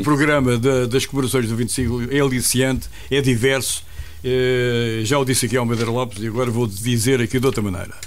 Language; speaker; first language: Portuguese; native; Portuguese